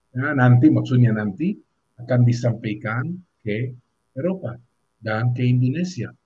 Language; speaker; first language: Indonesian; non-native, fluent; Hebrew